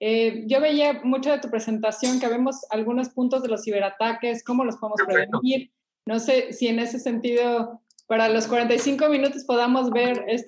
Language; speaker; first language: Spanish; native; Spanish